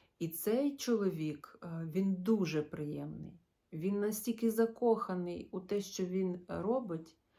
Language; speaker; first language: Ukrainian; non-native, local second language; Russian